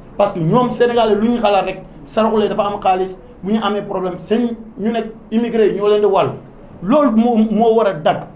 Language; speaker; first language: Wolof; non-native, local second language; Soninke